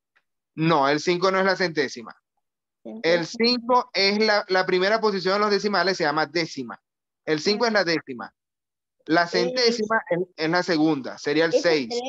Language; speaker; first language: Spanish; native; Spanish